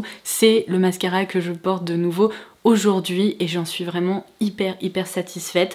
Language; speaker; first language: French; native; French